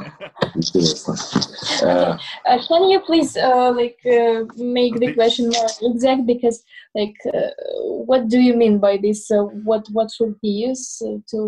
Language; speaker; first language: English; non-native, fluent; Russian